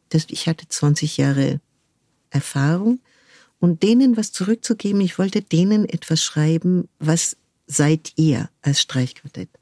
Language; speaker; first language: German; non-native, fluent; French